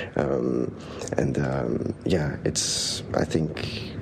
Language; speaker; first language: English; non-native, fluent; French